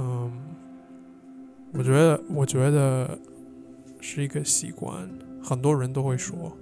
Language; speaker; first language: Chinese; non-native, fluent; English